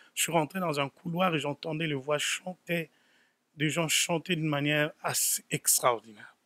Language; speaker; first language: French; non-native, local second language; Lingala